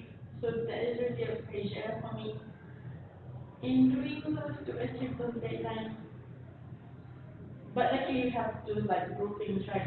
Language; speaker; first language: English; non-native, local second language; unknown